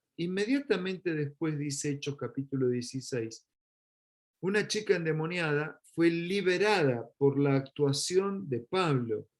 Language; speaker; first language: Spanish; native; Spanish